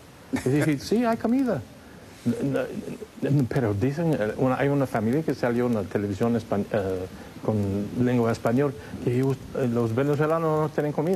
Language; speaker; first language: Spanish; non-native, fluent; English